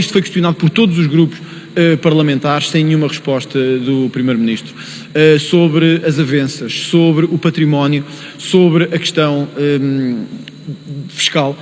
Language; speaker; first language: Portuguese; native; Portuguese